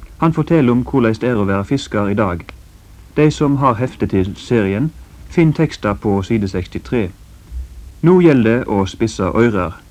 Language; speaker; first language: Norwegian; native; Norwegian